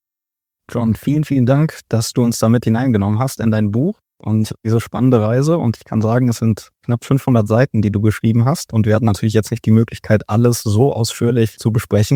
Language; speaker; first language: German; native; German